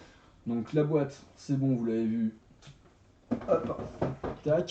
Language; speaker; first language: French; native; French